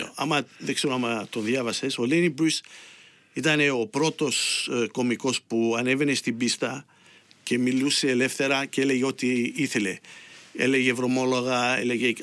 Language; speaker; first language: Greek; early bilingual, heritage; Greek